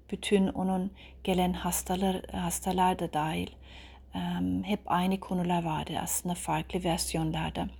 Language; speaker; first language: Turkish; early bilingual, heritage; Turkish